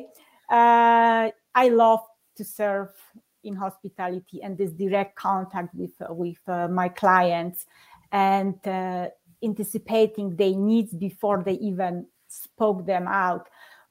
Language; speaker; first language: English; non-native, fluent; Polish